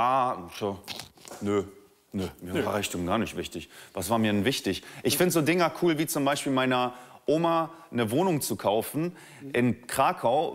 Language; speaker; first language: German; native; German